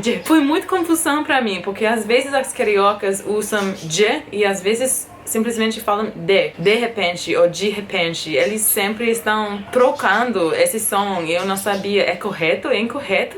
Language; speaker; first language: Portuguese; non-native, fluent; English